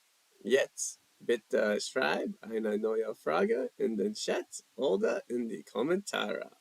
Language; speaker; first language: German; non-native, learner; English